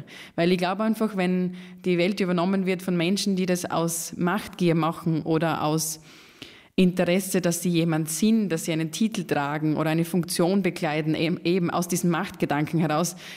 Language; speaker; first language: German; native; German